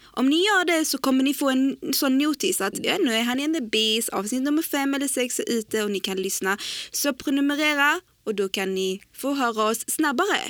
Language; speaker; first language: Swedish; early bilingual, other home language; Arabic